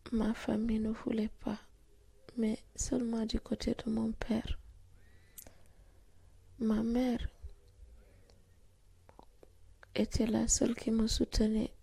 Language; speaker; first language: French; non-native, local second language; Fula